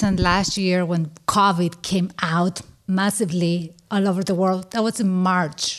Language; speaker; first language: English; non-native, fluent; Spanish